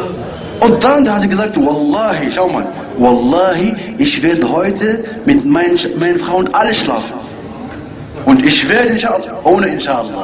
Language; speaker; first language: German; non-native, learner; Arabic